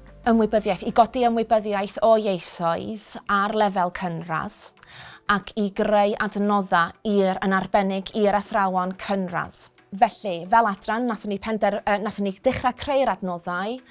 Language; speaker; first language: Welsh; native; Welsh